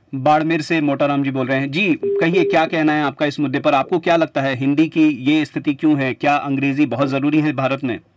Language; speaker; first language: Hindi; native; Hindi